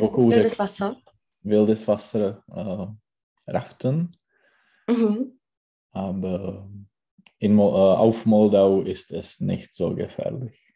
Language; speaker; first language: German; non-native, learner; Czech